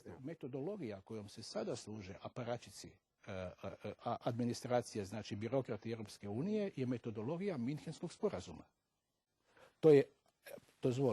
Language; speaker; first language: Croatian; native; Croatian